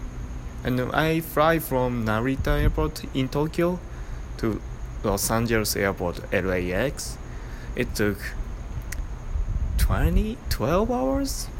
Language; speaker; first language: English; non-native, learner; Japanese